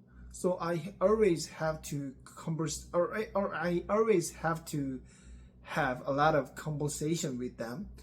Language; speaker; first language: English; non-native, learner; Korean